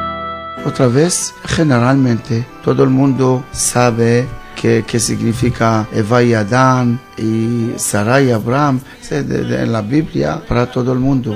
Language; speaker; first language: Spanish; non-native, learner; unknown